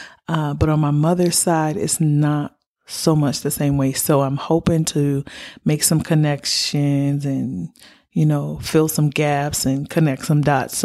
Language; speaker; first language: English; native; English